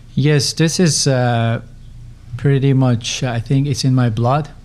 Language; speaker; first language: English; non-native, fluent; Persian